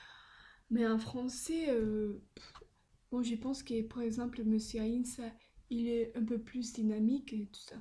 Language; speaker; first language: French; non-native, learner; Spanish